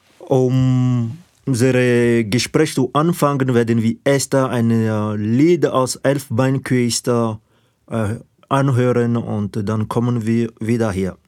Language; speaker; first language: German; non-native, fluent; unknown